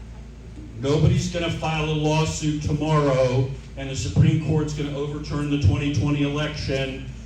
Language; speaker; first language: English; native; English